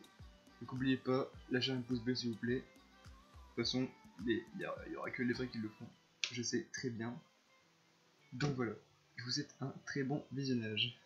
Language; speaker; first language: French; native; French